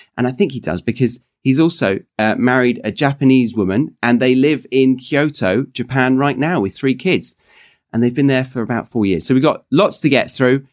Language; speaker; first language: English; native; English